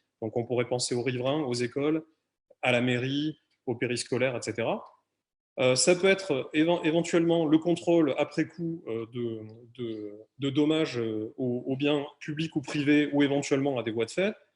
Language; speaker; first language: French; native; French